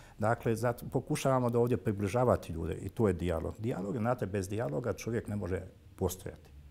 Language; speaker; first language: Serbian; native; Serbian